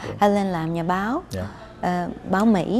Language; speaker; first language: Vietnamese; non-native, fluent; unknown